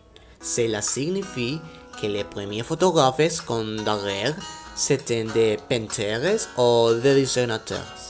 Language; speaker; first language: French; non-native, learner; Spanish